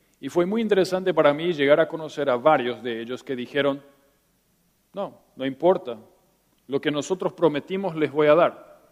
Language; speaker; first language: Spanish; non-native, local second language; German